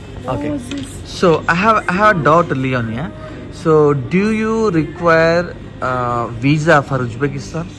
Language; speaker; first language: English; non-native, local second language; Telugu